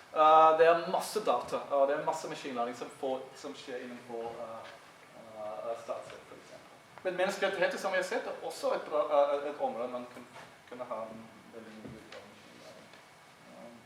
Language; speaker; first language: Norwegian; non-native, fluent; English